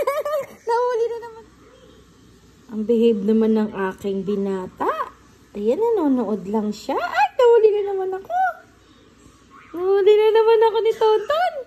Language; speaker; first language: Filipino; native; Filipino